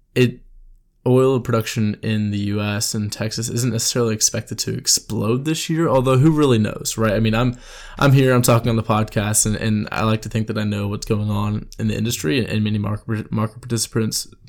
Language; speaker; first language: English; native; English